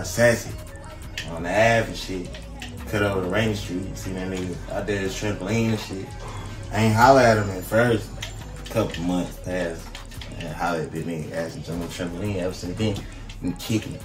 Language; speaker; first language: English; native; English